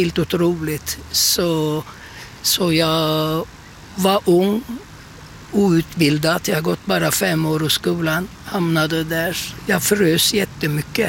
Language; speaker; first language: Swedish; non-native, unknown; Turkish